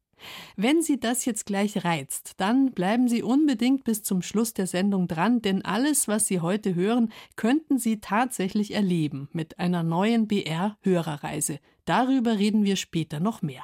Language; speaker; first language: German; native; German